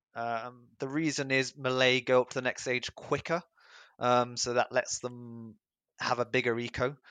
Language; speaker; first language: English; native; English